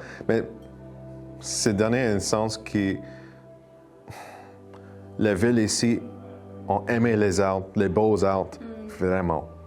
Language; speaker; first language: French; non-native, learner; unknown